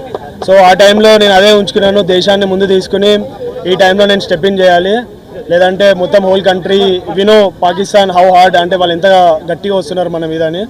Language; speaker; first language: Telugu; native; Telugu